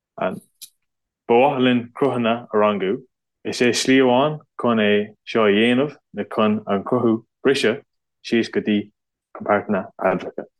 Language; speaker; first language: Irish; non-native, local second language; English